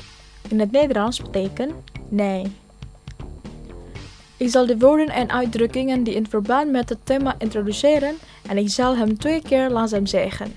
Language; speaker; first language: Dutch; non-native, fluent; Indonesian